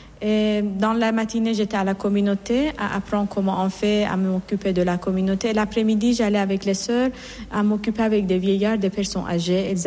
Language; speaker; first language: French; non-native, fluent; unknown